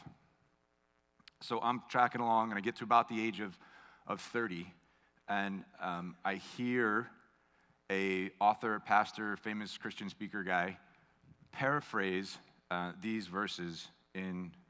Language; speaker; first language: English; native; English